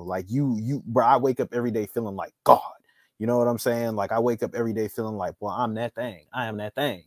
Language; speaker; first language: English; native; English